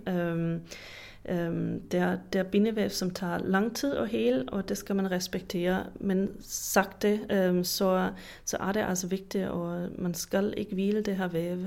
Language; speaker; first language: Danish; non-native, fluent; German